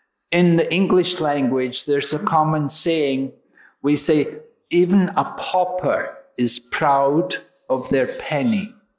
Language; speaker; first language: English; native; English